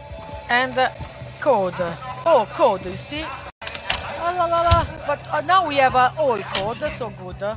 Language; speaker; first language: English; non-native, learner; Italian